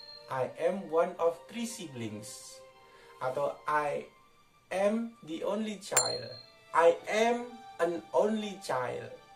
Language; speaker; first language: English; non-native, fluent; Indonesian